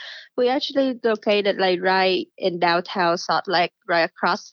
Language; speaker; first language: English; non-native, fluent; Vietnamese